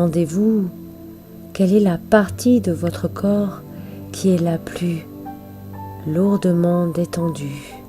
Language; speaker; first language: French; native; French